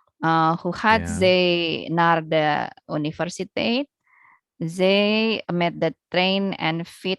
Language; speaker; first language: Dutch; non-native, learner; Indonesian